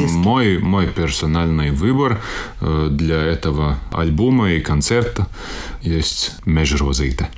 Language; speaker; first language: Russian; non-native, local second language; Latvian